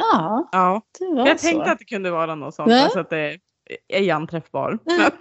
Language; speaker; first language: Swedish; native; Swedish